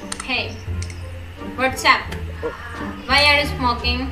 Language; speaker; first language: English; early bilingual, heritage; English